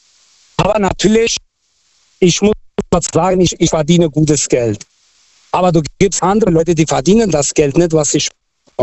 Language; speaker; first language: German; non-native, fluent; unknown